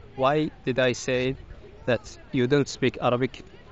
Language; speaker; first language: English; non-native, learner; Arabic